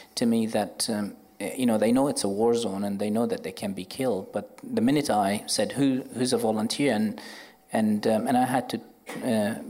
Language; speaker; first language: English; non-native, fluent; Arabic